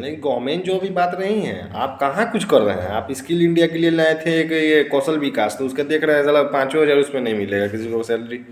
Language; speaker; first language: Hindi; native; Hindi